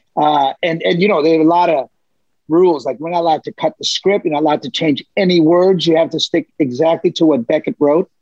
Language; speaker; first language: English; early bilingual, other home language; Spanish